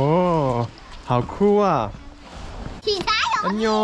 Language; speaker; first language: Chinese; non-native, fluent; Korean